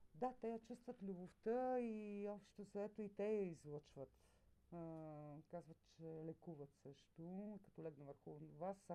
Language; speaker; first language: Bulgarian; native; Bulgarian